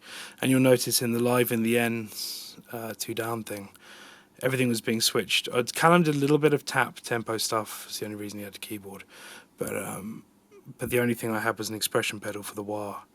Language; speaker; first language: English; native; English